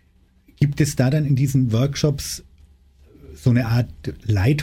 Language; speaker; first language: German; native; German